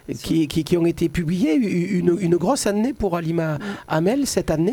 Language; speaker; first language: French; native; French